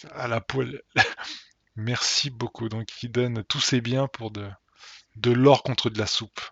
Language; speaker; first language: French; native; French